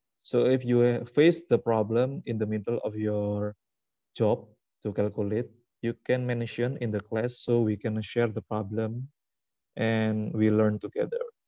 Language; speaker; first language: English; non-native, fluent; Indonesian